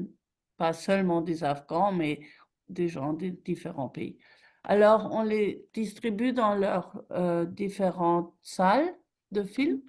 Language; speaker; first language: French; non-native, fluent; German